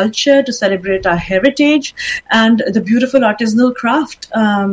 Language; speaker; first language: English; non-native, local second language; Urdu